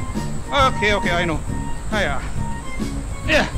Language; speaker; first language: English; non-native, fluent; Indonesian